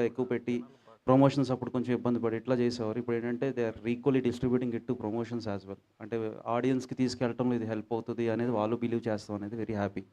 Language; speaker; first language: Telugu; native; Telugu